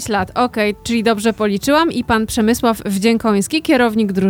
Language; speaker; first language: Polish; native; Polish